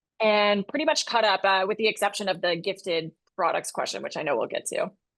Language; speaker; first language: English; native; English